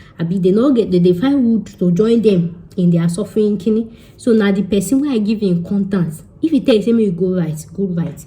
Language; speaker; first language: Nigerian Pidgin; non-native, local second language; Yoruba